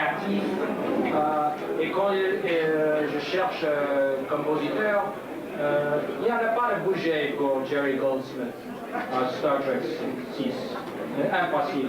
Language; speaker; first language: French; non-native, learner; English